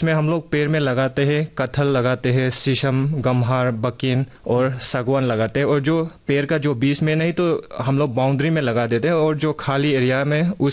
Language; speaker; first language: Hindi; non-native, local second language; Manipuri